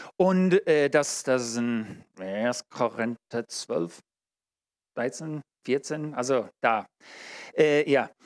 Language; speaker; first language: German; non-native, learner; English